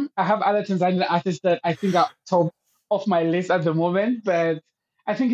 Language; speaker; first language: English; non-native, local second language; Swahili